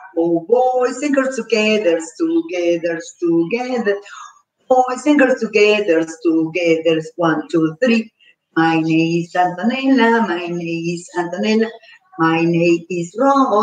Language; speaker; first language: English; non-native, fluent; Spanish